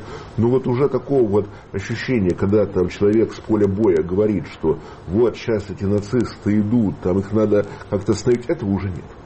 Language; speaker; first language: Russian; native; Russian